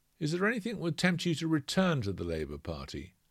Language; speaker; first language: English; native; English